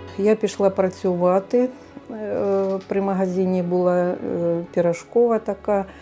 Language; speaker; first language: Ukrainian; non-native, local second language; Russian